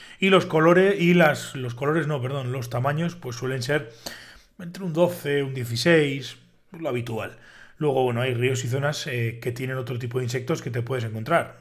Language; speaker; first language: Spanish; native; Spanish